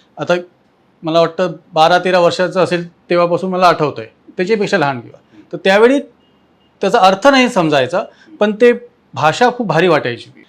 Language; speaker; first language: Marathi; native; Marathi